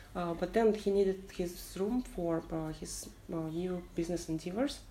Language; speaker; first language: English; non-native, fluent; Russian